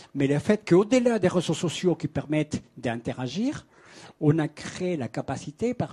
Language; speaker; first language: French; non-native, fluent; Spanish